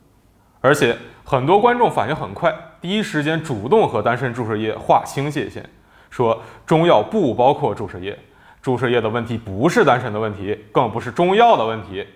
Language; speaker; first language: Chinese; native; Chinese